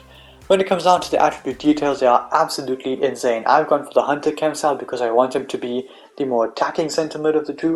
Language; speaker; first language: English; native; English